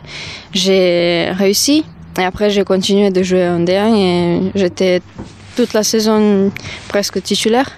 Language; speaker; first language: French; non-native, learner; Serbian